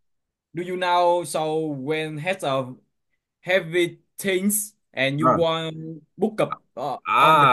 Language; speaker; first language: English; non-native, learner; Vietnamese